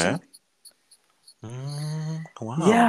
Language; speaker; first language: English; non-native, learner; Japanese